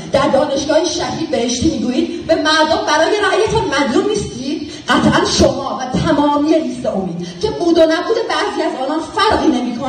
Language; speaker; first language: Persian; non-native, local second language; Kurdish